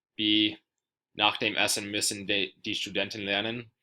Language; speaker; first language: German; non-native, learner; English